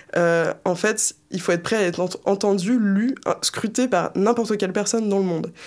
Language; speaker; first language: French; native; French